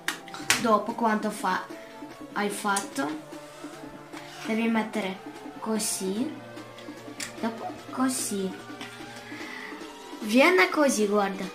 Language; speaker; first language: Italian; early bilingual, other home language; Russian